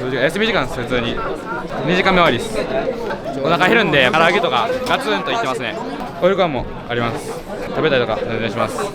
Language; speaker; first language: Japanese; native; Japanese